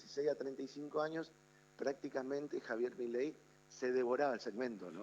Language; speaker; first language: Spanish; native; Spanish